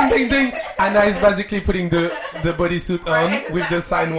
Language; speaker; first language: English; non-native, fluent; French